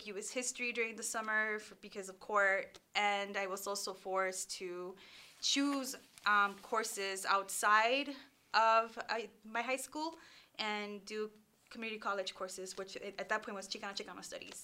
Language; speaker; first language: English; early bilingual, other home language; Spanish